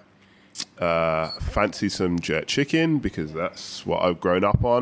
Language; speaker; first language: English; native; English